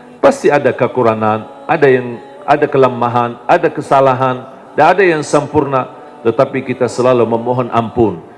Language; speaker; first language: Indonesian; non-native, fluent; Arabic